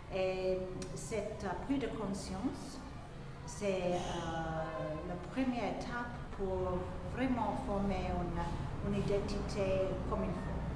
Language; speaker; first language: French; non-native, fluent; English